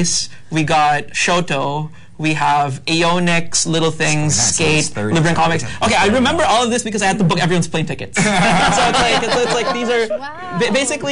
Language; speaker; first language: English; non-native, local second language; Hiligaynon